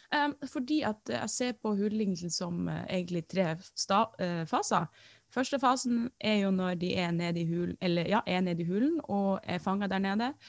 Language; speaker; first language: Norwegian; native; Norwegian